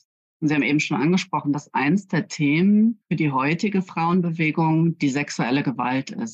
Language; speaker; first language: German; native; German